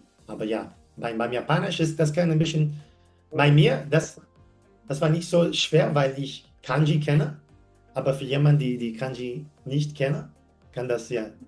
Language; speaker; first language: German; non-native, learner; English